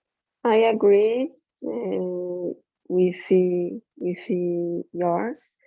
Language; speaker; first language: English; non-native, learner; Portuguese